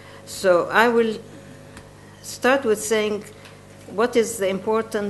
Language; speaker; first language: English; non-native, fluent; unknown